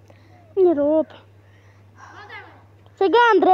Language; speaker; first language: Polish; non-native, learner; Slovak